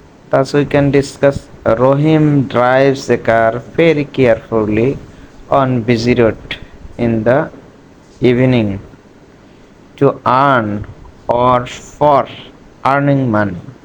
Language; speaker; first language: English; non-native, local second language; Bangla